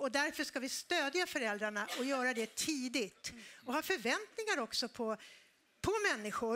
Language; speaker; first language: Swedish; native; Swedish